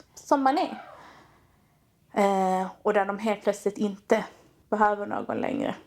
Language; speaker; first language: Swedish; native; Swedish